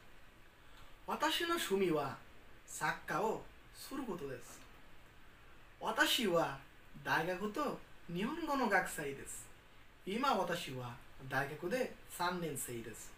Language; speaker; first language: Japanese; non-native, learner; Bangla